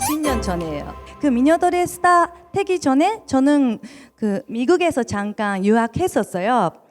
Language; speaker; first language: Korean; non-native, fluent; Japanese